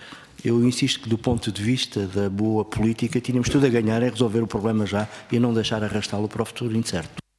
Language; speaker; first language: Portuguese; native; Portuguese